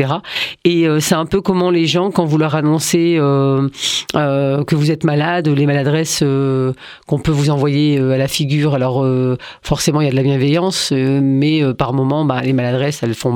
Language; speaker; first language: French; early bilingual, other home language; Arabic